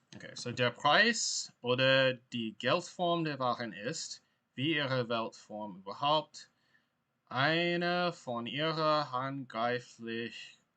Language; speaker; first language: German; non-native, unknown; English